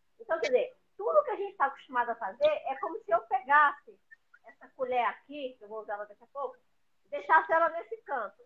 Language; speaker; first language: Portuguese; native; Portuguese